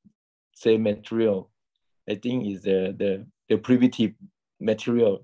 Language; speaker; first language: English; non-native, learner; Thai